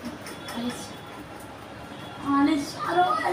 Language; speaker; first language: Arabic; native; Arabic